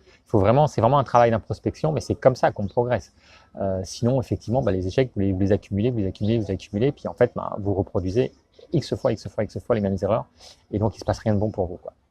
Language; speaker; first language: French; native; French